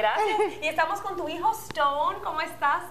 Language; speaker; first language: Spanish; native; Spanish